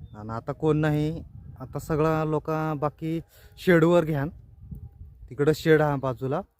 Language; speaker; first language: Marathi; non-native, local second language; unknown